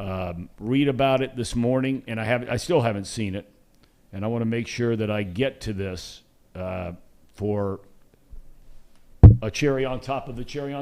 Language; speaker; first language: English; native; English